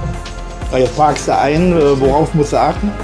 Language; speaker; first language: German; native; German